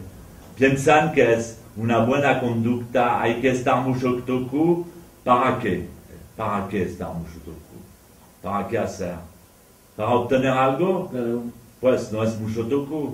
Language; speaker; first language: Spanish; non-native, fluent; French